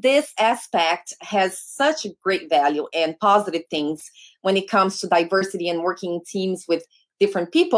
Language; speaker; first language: English; non-native, fluent; Portuguese